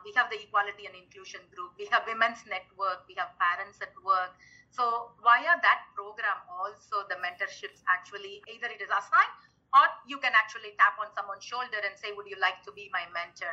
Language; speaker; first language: English; non-native, local second language; Tamil